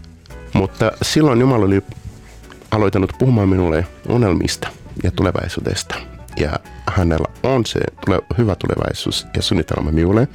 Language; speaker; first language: Finnish; non-native, fluent; Portuguese